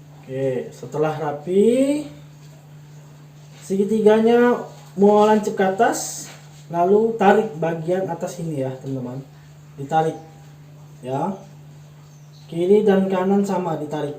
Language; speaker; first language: Indonesian; native; Indonesian